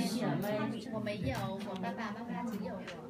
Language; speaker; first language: Chinese; non-native, learner; Vietnamese